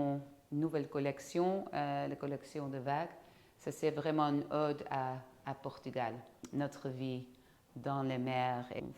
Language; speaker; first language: French; non-native, fluent; Dutch